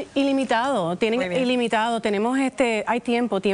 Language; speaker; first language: Spanish; native; Spanish